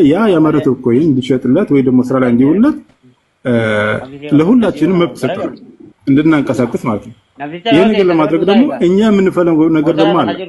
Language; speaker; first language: Amharic; non-native, local second language; Afar